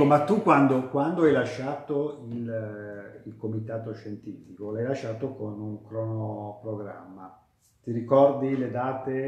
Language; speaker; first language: Italian; native; Italian